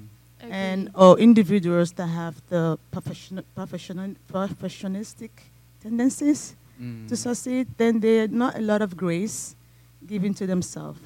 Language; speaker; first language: English; non-native, local second language; Igbo